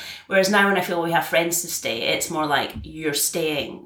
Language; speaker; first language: English; native; English